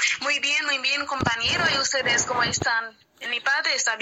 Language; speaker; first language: Spanish; non-native, learner; Haitian Creole